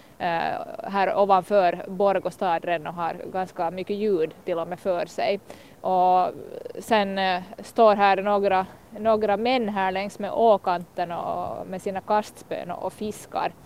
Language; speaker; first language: Swedish; native; Swedish